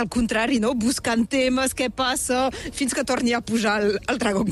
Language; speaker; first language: Catalan; native; Catalan